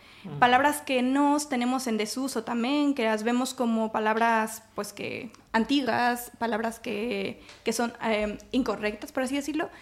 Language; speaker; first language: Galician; non-native, learner; Spanish